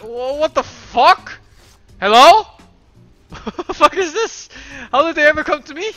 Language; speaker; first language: English; early bilingual, heritage; Dutch